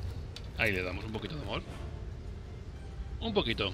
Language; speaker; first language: Spanish; native; Spanish